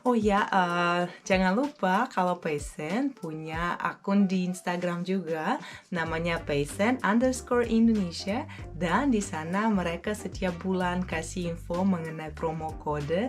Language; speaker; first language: Indonesian; non-native, fluent; Russian